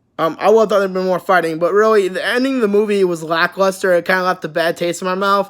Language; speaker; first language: English; native; English